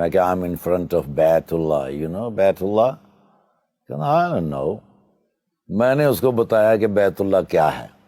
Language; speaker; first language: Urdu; non-native, local second language; Punjabi